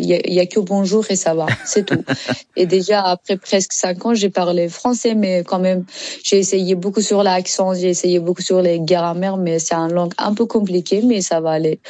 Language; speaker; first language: French; non-native, learner; Persian